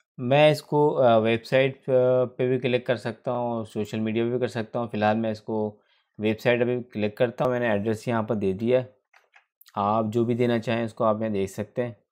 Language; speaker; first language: Urdu; native; Urdu